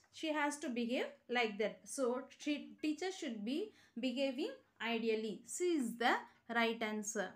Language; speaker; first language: English; non-native, local second language; Tamil